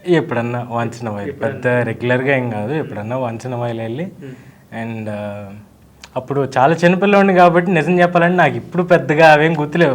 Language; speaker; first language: Telugu; native; Telugu